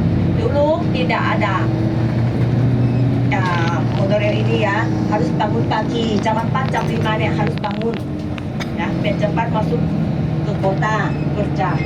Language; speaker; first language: Indonesian; non-native, learner; Thai